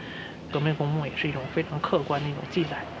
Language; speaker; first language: Chinese; native; Chinese